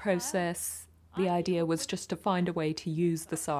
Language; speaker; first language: English; non-native, local second language; Gujarati